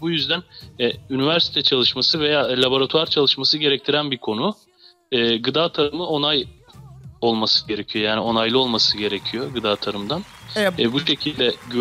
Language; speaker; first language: Turkish; native; Turkish